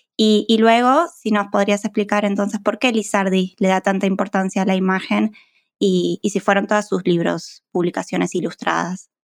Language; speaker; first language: Spanish; native; Spanish